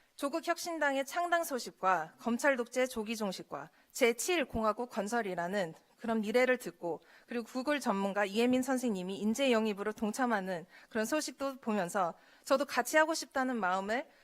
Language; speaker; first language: Korean; early bilingual, heritage; Korean